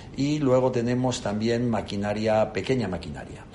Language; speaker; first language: Spanish; native; Spanish